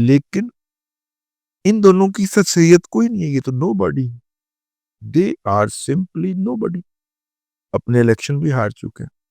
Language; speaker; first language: Urdu; non-native, local second language; Punjabi